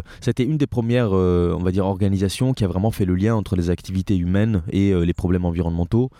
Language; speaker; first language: French; non-native, fluent; Italian